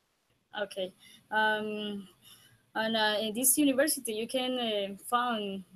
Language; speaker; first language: English; non-native, learner; Spanish